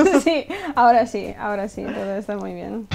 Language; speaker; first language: Spanish; early bilingual, heritage; English